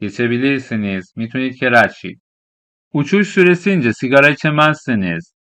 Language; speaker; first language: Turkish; non-native, fluent; Persian